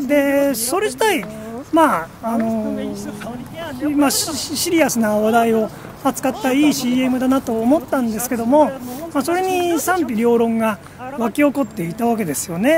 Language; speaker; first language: Japanese; native; Japanese